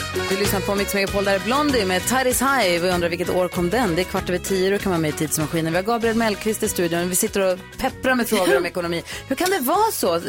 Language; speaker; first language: Swedish; native; Swedish